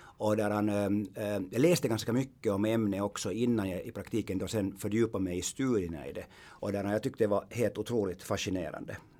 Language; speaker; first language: Swedish; non-native, local second language; Finnish